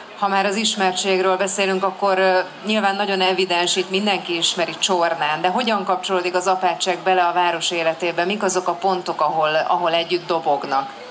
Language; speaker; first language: Hungarian; native; Hungarian